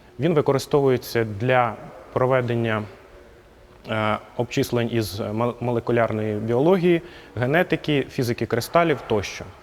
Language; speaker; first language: Ukrainian; native; Ukrainian